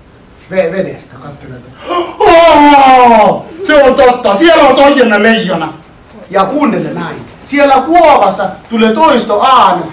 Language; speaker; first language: Finnish; non-native, learner; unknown